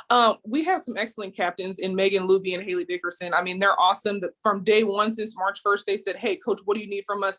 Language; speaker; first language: English; native; English